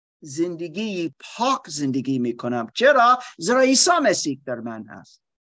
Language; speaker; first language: Persian; non-native, learner; German